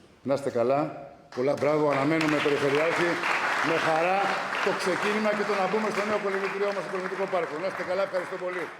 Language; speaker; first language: Greek; native; Greek